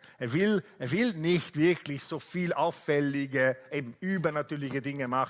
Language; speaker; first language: German; non-native, fluent; Italian